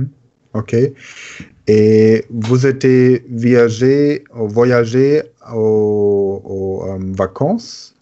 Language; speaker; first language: French; non-native, learner; German